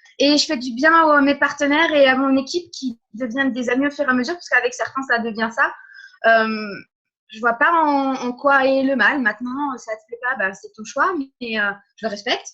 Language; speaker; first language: French; early bilingual, other home language; Portuguese